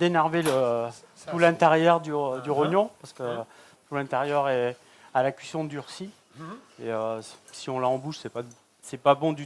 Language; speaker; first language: French; native; French